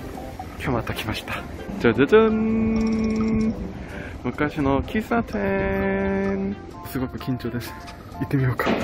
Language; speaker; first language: Japanese; non-native, fluent; Korean